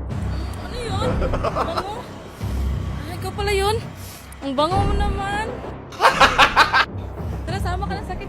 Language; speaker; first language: Filipino; non-native, local second language; Cebuano